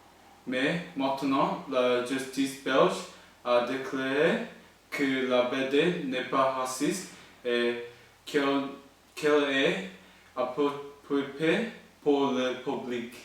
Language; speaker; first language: French; non-native, learner; English